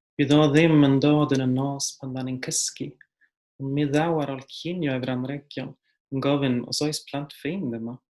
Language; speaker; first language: Welsh; non-native, fluent; Swedish